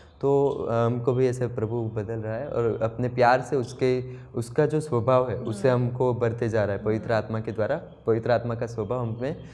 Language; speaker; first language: Hindi; non-native, local second language; Gujarati